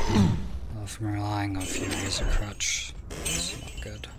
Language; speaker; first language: English; native; English